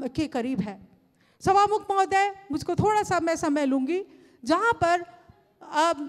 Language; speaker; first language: Hindi; non-native, local second language; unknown